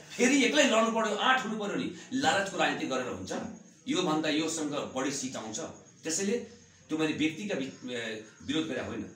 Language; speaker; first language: Nepali; non-native, local second language; Bhojpuri